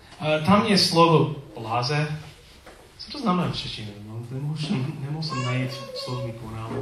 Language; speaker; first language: Czech; non-native, learner; English